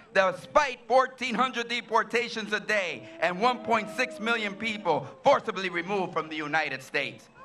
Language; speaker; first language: English; early bilingual, other home language; Spanish